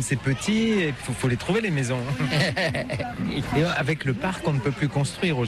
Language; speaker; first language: French; native; French